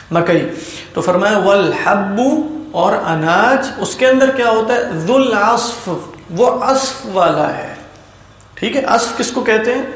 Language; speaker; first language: Urdu; native; Urdu